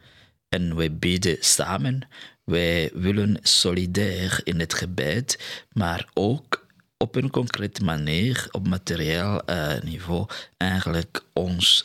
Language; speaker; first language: Dutch; non-native, fluent; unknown